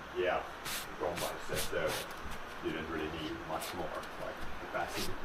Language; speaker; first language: English; non-native, fluent; Swedish